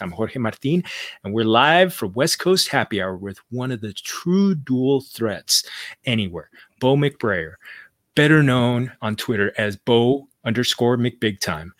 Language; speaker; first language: English; native; English